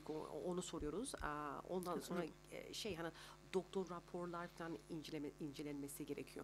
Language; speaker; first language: Turkish; early bilingual, heritage; Turkish